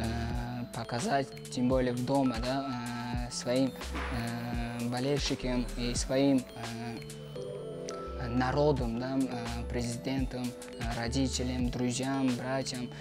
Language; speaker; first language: Russian; non-native, local second language; Uzbek